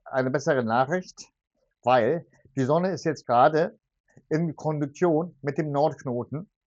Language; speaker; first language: German; non-native, fluent; Turkish